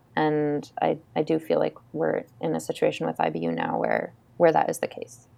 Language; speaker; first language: English; native; English